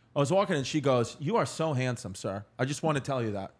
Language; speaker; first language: English; native; English